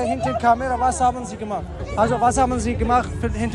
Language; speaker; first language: German; non-native, learner; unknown